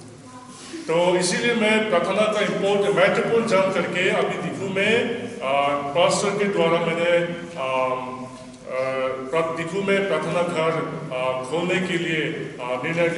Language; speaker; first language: Hindi; non-native, local second language; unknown